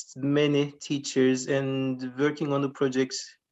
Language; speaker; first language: English; non-native, fluent; Turkish